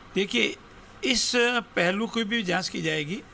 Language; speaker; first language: Hindi; native; Hindi